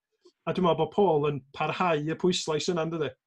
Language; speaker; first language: Welsh; native; Welsh